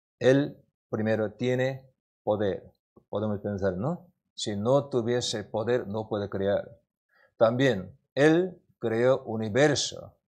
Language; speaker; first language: Spanish; non-native, learner; Korean